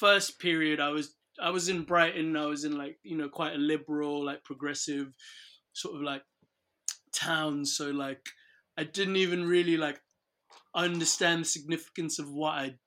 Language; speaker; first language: English; non-native, local second language; Yoruba